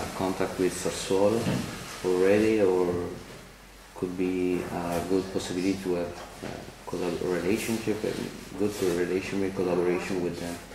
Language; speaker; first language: English; non-native, fluent; Italian